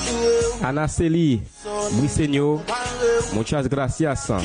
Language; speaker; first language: Spanish; non-native, learner; Haitian Creole